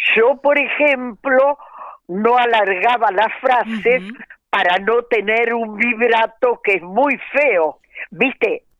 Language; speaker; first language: Spanish; native; Spanish